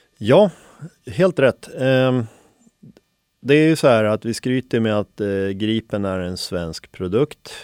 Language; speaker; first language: Swedish; early bilingual, other home language; Finnish